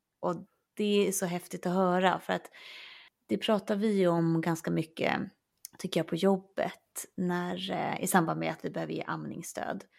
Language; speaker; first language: Swedish; native; Swedish